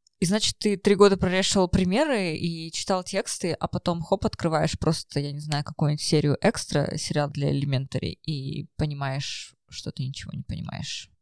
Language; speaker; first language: Russian; native; Russian